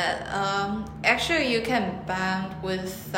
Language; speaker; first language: English; non-native, fluent; Chinese